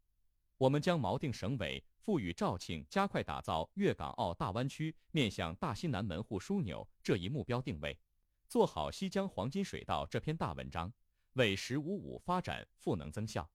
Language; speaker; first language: Chinese; native; Chinese